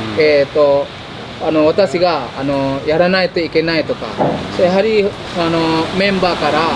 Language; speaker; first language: Japanese; non-native, fluent; Indonesian